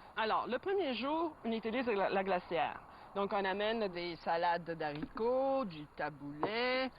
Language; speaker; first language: French; non-native, fluent; Italian